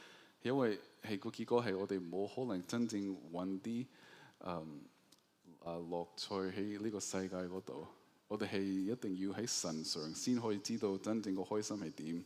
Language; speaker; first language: Cantonese; early bilingual, heritage; Cantonese